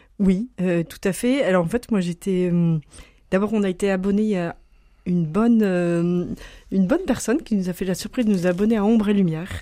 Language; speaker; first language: French; native; French